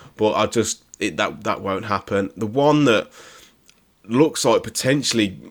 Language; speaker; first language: English; native; English